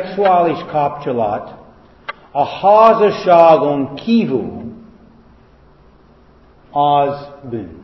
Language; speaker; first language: Hungarian; non-native, fluent; English